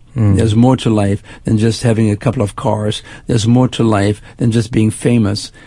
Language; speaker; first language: English; non-native, fluent; German